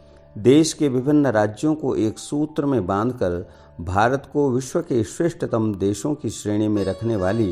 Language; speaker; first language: Hindi; native; Hindi